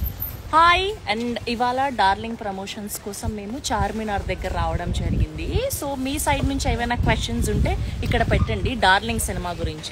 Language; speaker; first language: Telugu; native; Telugu